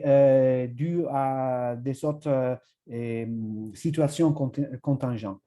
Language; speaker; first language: French; non-native, fluent; Italian